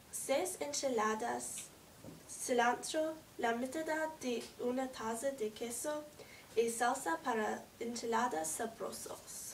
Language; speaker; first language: Spanish; non-native, learner; English